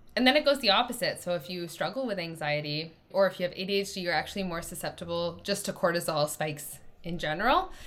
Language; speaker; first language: English; native; English